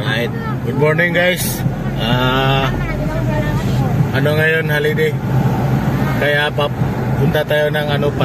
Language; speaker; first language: Filipino; early bilingual, heritage; Filipino